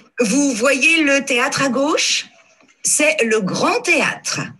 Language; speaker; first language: French; non-native, fluent; English